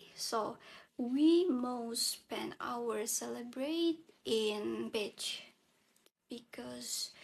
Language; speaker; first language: English; non-native, learner; Indonesian